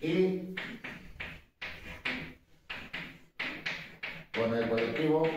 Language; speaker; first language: Spanish; native; Spanish